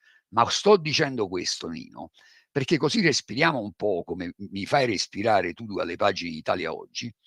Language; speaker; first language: Italian; native; Italian